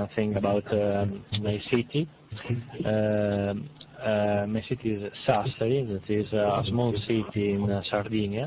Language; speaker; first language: English; non-native, learner; Italian